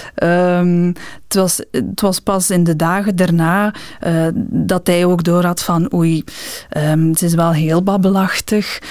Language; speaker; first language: Dutch; native; Dutch